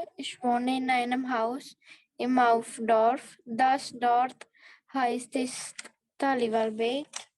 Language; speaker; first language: German; non-native, learner; Punjabi